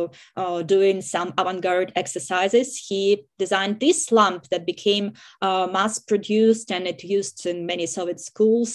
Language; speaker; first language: English; non-native, fluent; Russian